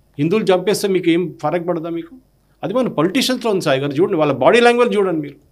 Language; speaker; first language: Telugu; non-native, local second language; Malayalam